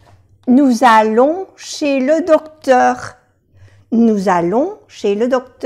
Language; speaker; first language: French; non-native, fluent; Spanish